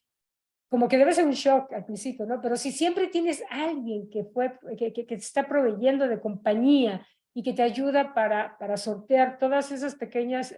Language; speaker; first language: Spanish; native; Spanish